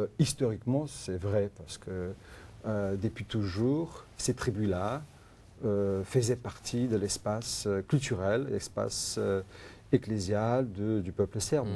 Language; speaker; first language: French; non-native, fluent; Macedonian